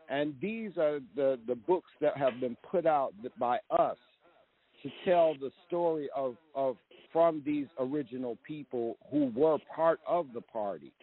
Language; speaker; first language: English; native; English